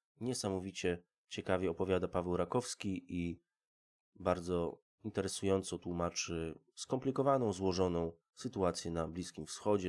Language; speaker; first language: Polish; native; Polish